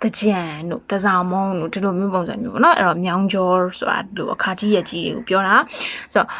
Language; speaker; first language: Korean; non-native, learner; Burmese